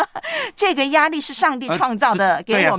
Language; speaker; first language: Chinese; native; Chinese